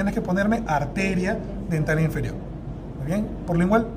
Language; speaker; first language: Spanish; native; Spanish